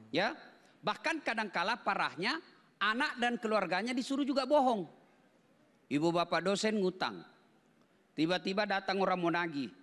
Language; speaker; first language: Indonesian; native; Indonesian